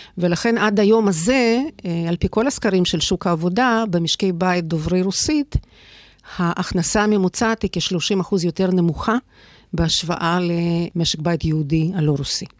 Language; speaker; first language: Hebrew; non-native, fluent; Russian